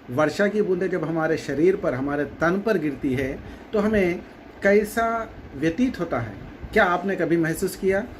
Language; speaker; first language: Hindi; non-native, local second language; Telugu